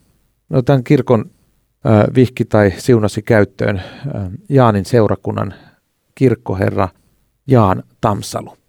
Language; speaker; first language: Finnish; native; Finnish